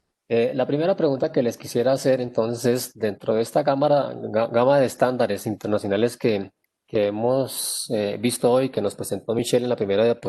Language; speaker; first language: Spanish; native; Spanish